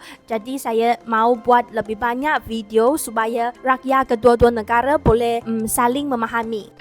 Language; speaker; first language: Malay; non-native, fluent; Chinese